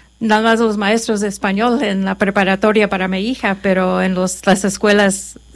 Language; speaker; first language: Spanish; native; Spanish